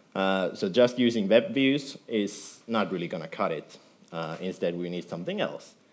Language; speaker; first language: English; non-native, fluent; Finnish